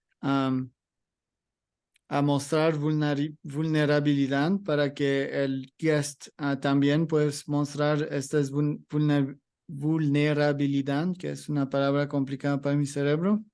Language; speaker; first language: Spanish; non-native, learner; English